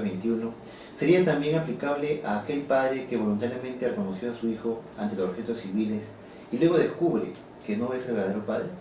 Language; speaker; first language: Spanish; native; Spanish